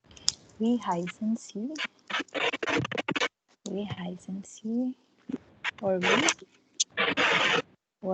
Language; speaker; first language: German; non-native, learner; Filipino